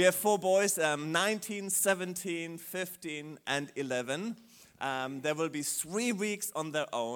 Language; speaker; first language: English; non-native, fluent; German